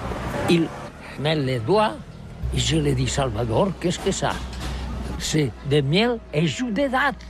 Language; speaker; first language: French; non-native, learner; Catalan